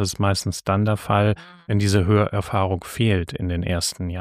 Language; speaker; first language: German; native; German